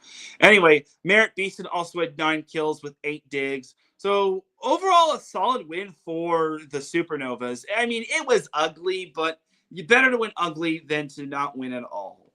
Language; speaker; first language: English; native; English